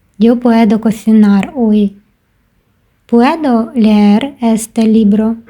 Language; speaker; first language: Spanish; non-native, fluent; Ukrainian